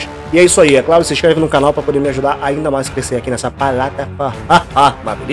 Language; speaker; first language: Portuguese; native; Portuguese